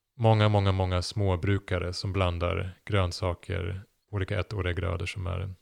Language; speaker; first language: Swedish; non-native, fluent; German